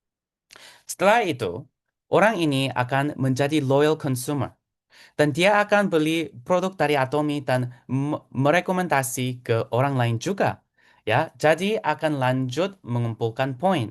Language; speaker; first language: Indonesian; non-native, fluent; Korean